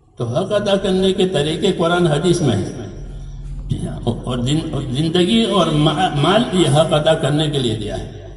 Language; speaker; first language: Urdu; non-native, local second language; Gujarati